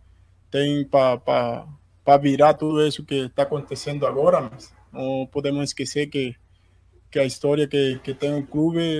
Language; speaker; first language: Portuguese; non-native, fluent; Spanish